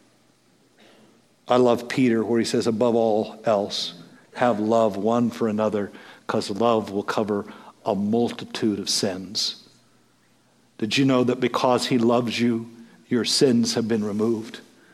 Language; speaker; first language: English; native; English